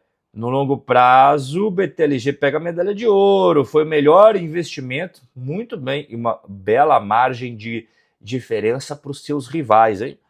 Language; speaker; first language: Portuguese; native; Portuguese